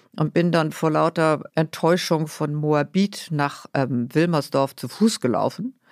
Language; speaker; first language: German; native; German